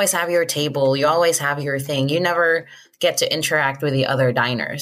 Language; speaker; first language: English; non-native, local second language; Hiligaynon